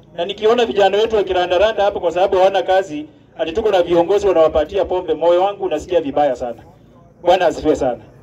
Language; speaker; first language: Swahili; non-native, local second language; Luyia